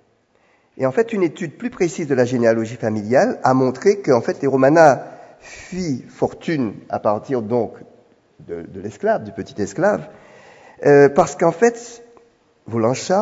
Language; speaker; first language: French; native; French